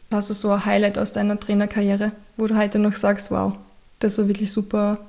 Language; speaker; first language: German; native; German